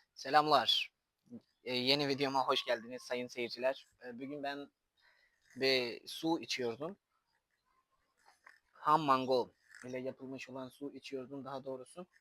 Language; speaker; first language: Turkish; non-native, fluent; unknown